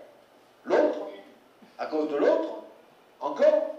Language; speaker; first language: French; native; French